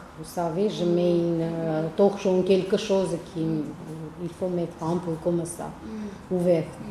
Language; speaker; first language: French; non-native, learner; Armenian